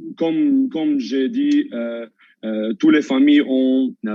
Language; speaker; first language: French; non-native, local second language; Armenian